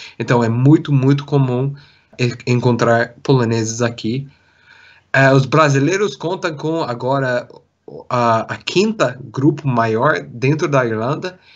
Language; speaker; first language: Portuguese; non-native, fluent; English